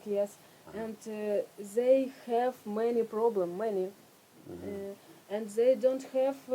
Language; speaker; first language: English; non-native, learner; Russian